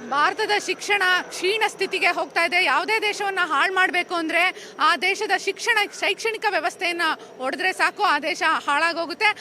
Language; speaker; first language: Kannada; native; Kannada